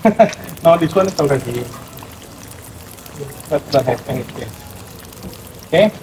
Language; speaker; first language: English; non-native, fluent; Indonesian